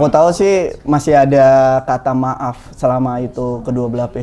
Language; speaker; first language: Indonesian; native; Indonesian